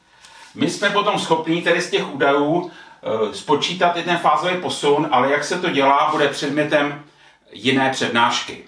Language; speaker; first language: Czech; native; Czech